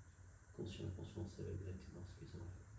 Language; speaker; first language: French; native; French